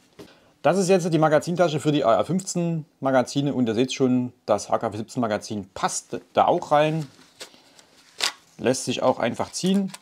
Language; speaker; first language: German; native; German